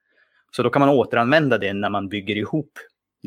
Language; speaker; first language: Swedish; native; Swedish